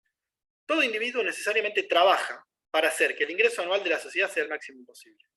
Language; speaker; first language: Spanish; native; Spanish